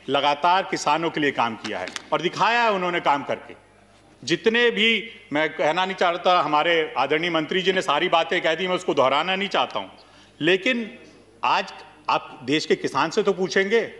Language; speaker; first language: Hindi; native; Hindi